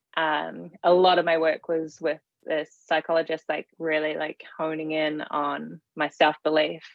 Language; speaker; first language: English; native; English